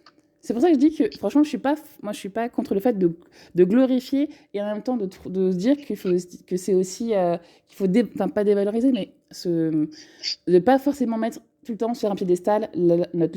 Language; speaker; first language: French; native; French